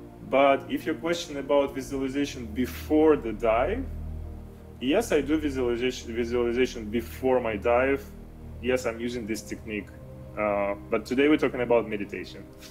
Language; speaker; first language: English; non-native, fluent; Ukrainian